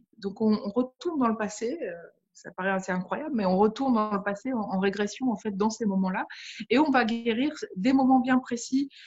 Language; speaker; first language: French; native; French